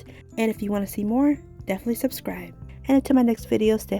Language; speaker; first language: English; native; English